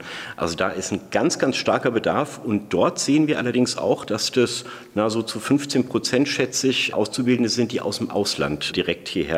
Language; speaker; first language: German; native; German